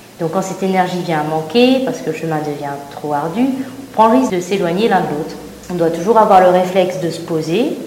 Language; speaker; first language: French; native; French